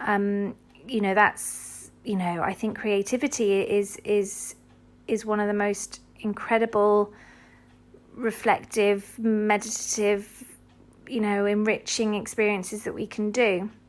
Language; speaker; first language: English; native; English